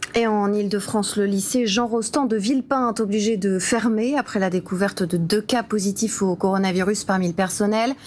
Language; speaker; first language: French; native; French